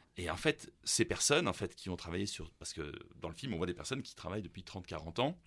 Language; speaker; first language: French; early bilingual, other home language; German